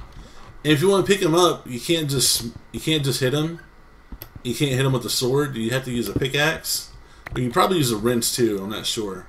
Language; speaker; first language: English; native; English